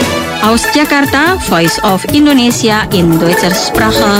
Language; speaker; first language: German; non-native, fluent; Indonesian